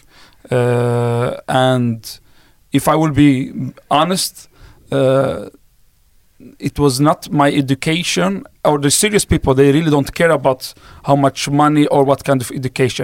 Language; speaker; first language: English; non-native, fluent; Swedish